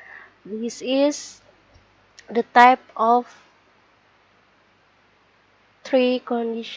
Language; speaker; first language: English; non-native, learner; Indonesian